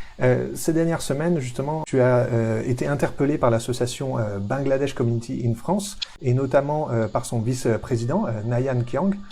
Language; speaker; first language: French; native; French